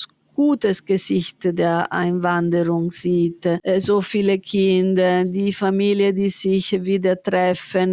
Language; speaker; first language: German; non-native, fluent; Italian